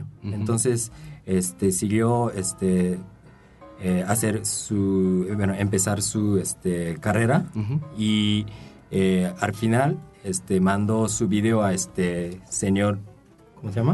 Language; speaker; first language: Spanish; non-native, fluent; Japanese